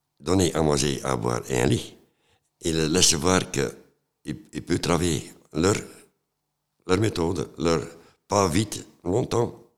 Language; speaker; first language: French; non-native, local second language; Dutch